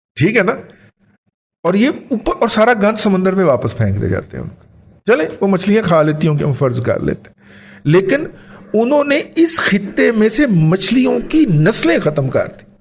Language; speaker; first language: Urdu; non-native, local second language; Punjabi